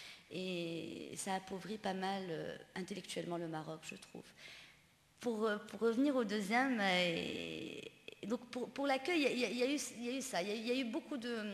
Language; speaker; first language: French; non-native, local second language; Arabic